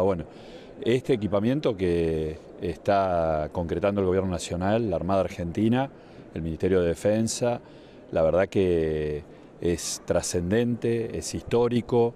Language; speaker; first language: Spanish; native; Spanish